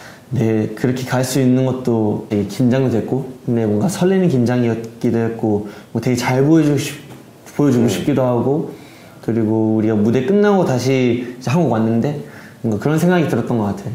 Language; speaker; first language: Korean; early bilingual, heritage; Korean